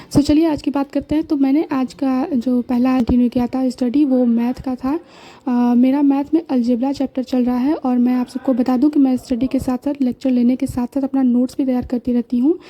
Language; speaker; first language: Hindi; native; Hindi